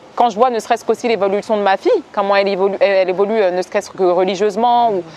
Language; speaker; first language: French; native; French